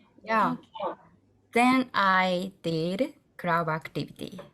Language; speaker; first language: English; non-native, learner; Japanese